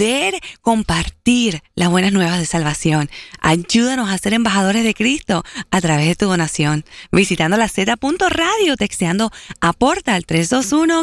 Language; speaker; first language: Spanish; early bilingual, heritage; Spanish